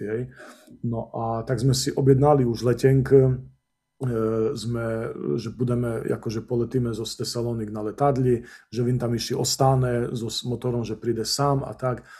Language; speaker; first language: Slovak; non-native, local second language; Rusyn